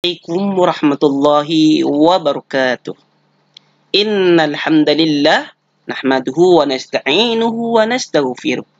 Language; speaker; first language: Arabic; non-native, fluent; Indonesian